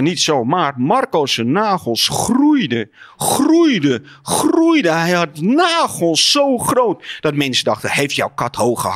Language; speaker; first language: Dutch; native; Dutch